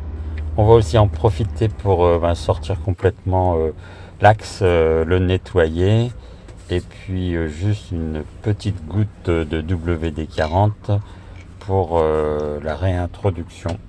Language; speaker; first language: French; native; French